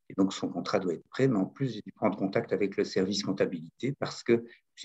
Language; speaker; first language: French; native; French